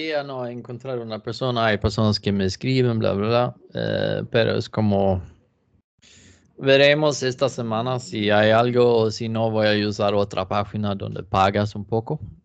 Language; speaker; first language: Spanish; non-native, fluent; Swedish